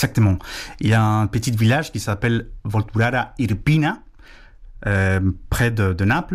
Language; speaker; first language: French; non-native, fluent; Spanish